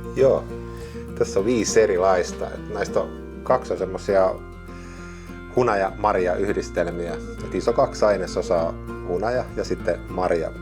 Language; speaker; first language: Finnish; native; Finnish